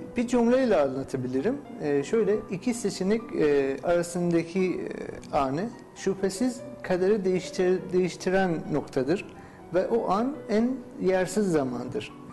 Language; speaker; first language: Turkish; non-native, fluent; Persian